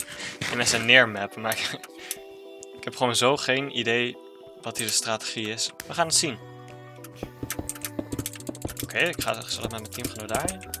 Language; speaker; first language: Dutch; native; Dutch